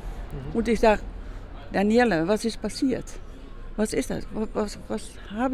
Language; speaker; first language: German; non-native, learner; Dutch